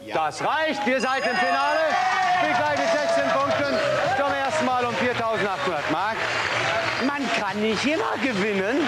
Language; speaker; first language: German; native; German